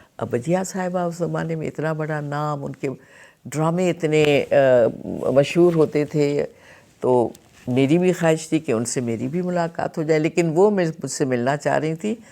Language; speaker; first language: Urdu; non-native, local second language; Sindhi